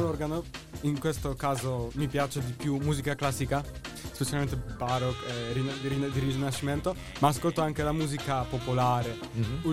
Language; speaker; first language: Italian; non-native, learner; Polish